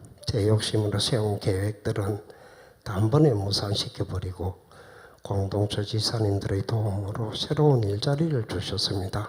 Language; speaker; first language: Korean; native; Korean